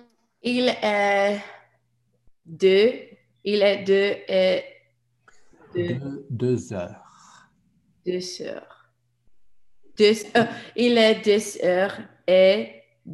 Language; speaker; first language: French; non-native, learner; English